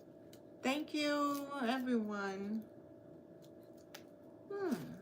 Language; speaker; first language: English; non-native, learner; Filipino